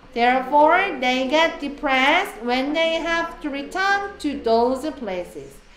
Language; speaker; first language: English; non-native, fluent; Korean